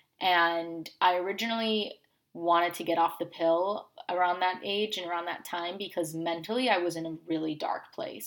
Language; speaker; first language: English; native; English